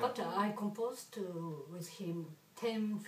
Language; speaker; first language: English; non-native, learner; Japanese